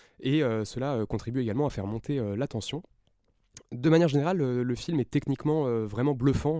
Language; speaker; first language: French; native; French